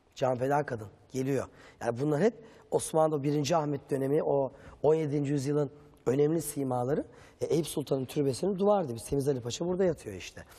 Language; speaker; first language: Turkish; native; Turkish